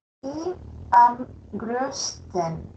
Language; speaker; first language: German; non-native, fluent; Spanish